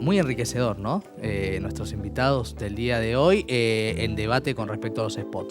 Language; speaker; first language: Spanish; native; Spanish